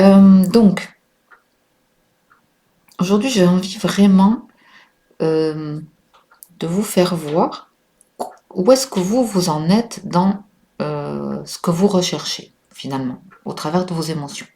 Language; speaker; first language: French; native; French